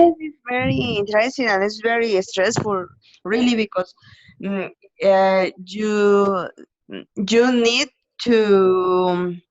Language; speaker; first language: English; non-native, learner; Spanish